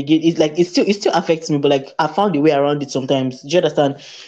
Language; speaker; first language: English; non-native, local second language; Yoruba